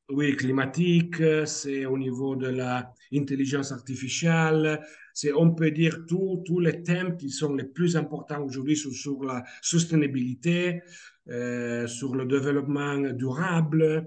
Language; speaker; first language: French; non-native, fluent; Italian